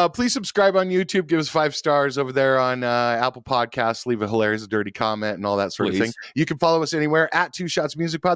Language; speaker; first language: English; native; English